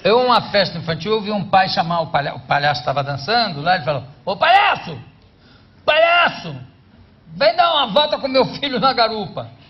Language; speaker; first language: Portuguese; native; Portuguese